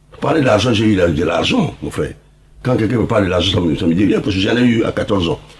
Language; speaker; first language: French; non-native, local second language; Lingala